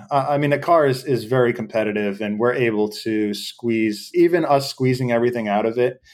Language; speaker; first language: English; native; English